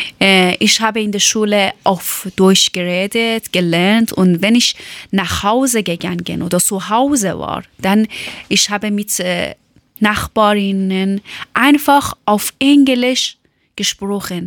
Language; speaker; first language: German; non-native, learner; Persian